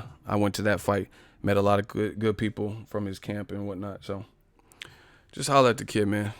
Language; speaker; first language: English; native; English